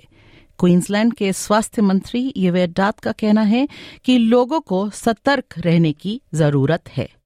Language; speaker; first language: Hindi; native; Hindi